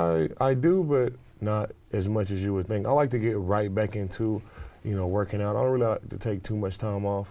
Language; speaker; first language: English; native; English